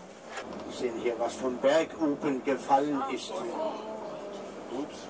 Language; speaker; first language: German; non-native, fluent; Norwegian